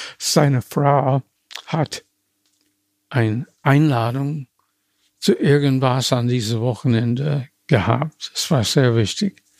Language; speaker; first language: German; non-native, fluent; English